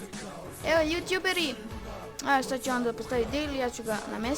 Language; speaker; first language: Croatian; native; Croatian